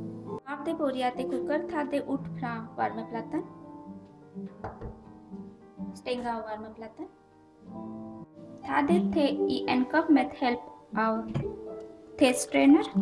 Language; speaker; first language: Swedish; non-native, learner; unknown